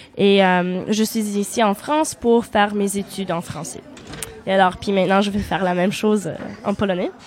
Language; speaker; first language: French; non-native, fluent; Polish